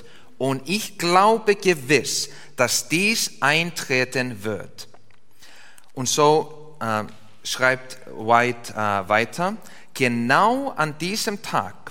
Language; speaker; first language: German; non-native, learner; Icelandic